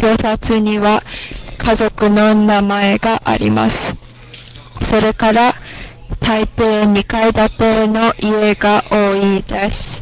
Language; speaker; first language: Japanese; non-native, learner; English